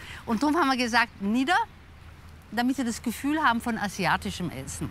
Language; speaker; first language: German; native; German